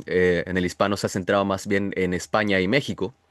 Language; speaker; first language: Spanish; native; Spanish